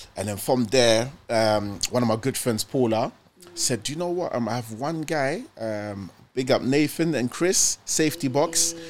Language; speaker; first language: English; early bilingual, other home language; German